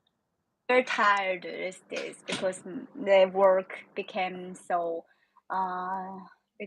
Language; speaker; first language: English; non-native, learner; Chinese